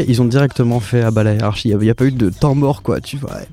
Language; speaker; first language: French; native; French